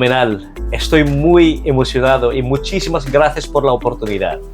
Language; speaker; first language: Spanish; non-native, fluent; Filipino